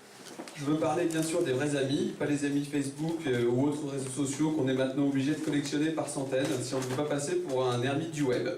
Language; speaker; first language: French; native; French